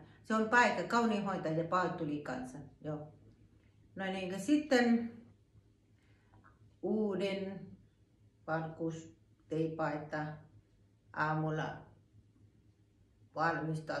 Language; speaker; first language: Finnish; non-native, learner; Thai